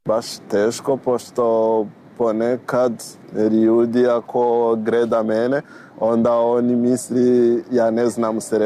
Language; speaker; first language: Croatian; non-native, learner; Rundi